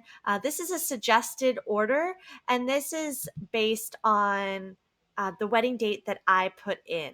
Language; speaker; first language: English; native; English